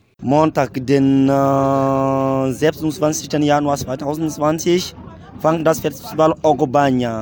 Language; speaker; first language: German; non-native, fluent; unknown